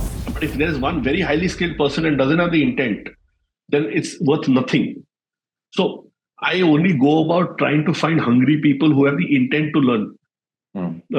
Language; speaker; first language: English; non-native, local second language; Hindi